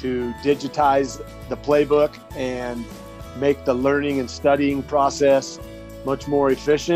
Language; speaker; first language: English; native; English